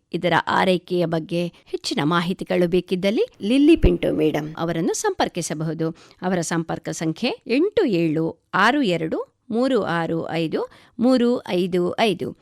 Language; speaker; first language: Kannada; native; Kannada